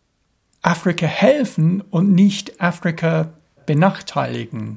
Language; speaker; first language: German; non-native, fluent; English